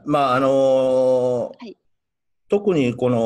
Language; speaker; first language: Japanese; native; Japanese